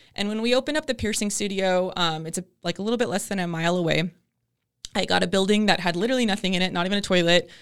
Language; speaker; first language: English; native; English